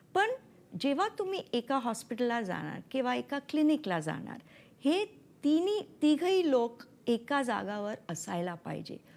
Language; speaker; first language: Marathi; non-native, local second language; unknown